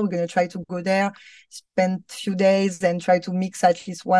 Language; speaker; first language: English; non-native, fluent; French